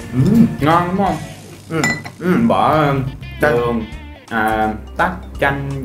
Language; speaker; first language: Vietnamese; non-native, fluent; English